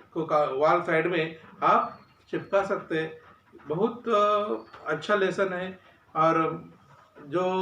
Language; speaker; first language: Hindi; non-native, local second language; Marathi